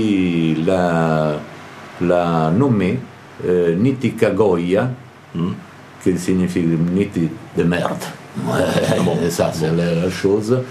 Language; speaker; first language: French; non-native, fluent; Italian